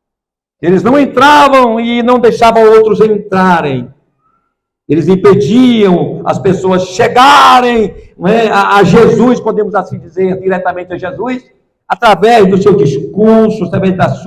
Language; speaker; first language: Portuguese; native; Portuguese